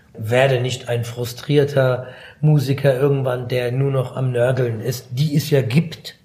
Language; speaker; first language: German; early bilingual, other home language; Arabic